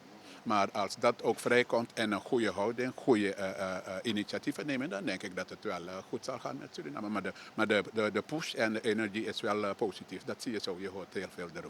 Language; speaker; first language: Dutch; native; Dutch